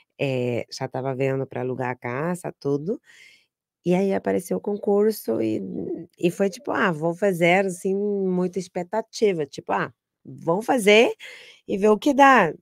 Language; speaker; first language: Portuguese; non-native, fluent; Spanish